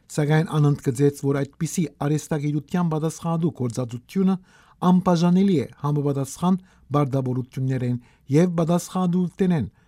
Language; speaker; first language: Armenian; native; Armenian